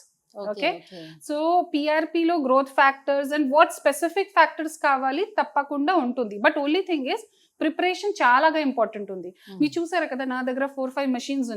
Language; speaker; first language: Telugu; non-native, fluent; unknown